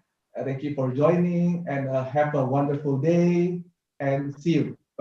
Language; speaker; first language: English; non-native, fluent; Indonesian